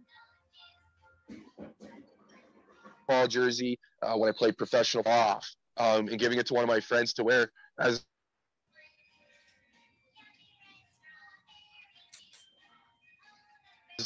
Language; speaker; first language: English; native; English